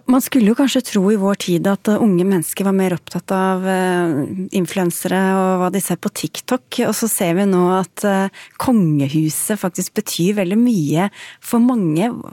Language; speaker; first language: Norwegian; native; Norwegian